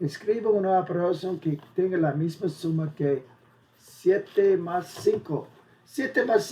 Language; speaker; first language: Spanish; non-native, fluent; English